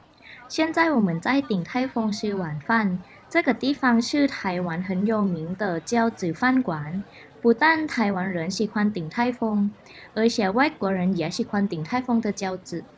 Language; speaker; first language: Chinese; non-native, learner; English